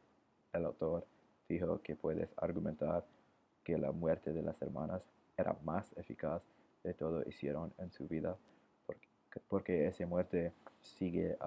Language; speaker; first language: Spanish; non-native, learner; English